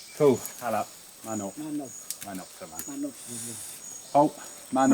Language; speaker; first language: Indonesian; non-native, learner; English